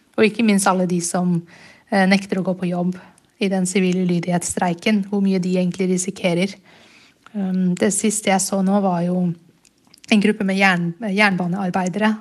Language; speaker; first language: Norwegian; early bilingual, other home language; Burmese